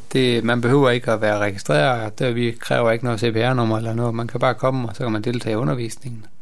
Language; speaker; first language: Danish; native; Danish